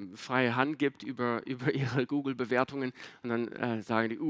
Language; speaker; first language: German; non-native, fluent; English